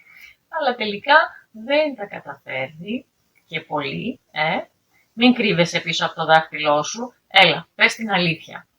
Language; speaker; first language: Greek; native; Greek